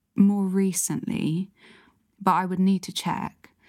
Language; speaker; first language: English; native; English